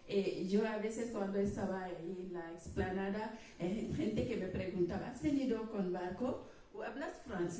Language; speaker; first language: Spanish; non-native, local second language; Wolof